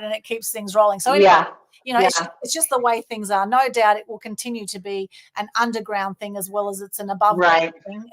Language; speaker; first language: English; native; English